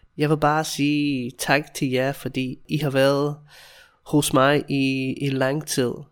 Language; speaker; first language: Danish; non-native, fluent; English